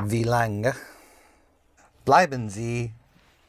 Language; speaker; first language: German; non-native, learner; English